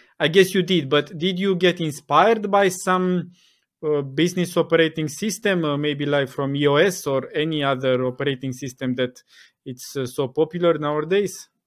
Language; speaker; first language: English; non-native, fluent; Romanian